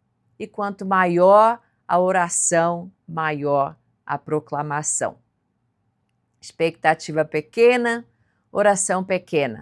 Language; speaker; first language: Portuguese; native; Portuguese